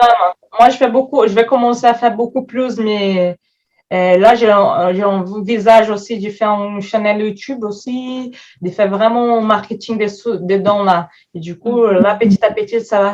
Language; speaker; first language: French; non-native, fluent; Portuguese